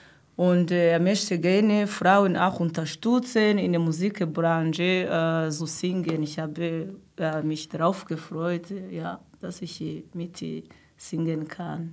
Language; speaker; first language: German; non-native, learner; Kinyarwanda